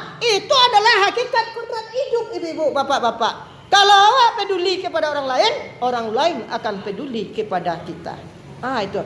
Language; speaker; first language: Malay; non-native, local second language; Minangkabau